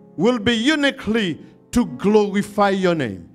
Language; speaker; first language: English; non-native, fluent; Haitian Creole